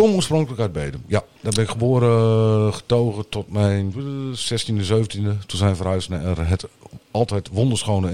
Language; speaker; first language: Dutch; native; Dutch